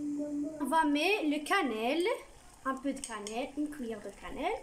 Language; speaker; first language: French; non-native, learner; Arabic